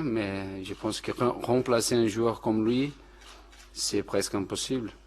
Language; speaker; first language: French; non-native, fluent; Portuguese